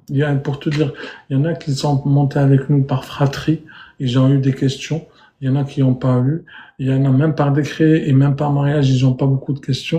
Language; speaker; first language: French; native; French